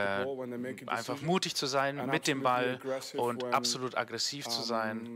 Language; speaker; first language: German; non-native, fluent; French